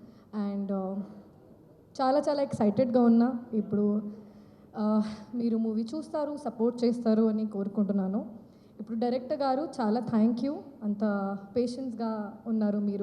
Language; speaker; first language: Telugu; non-native, local second language; Hindi